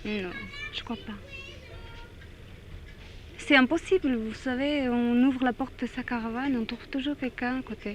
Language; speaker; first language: French; non-native, fluent; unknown